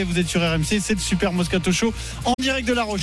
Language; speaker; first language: French; native; French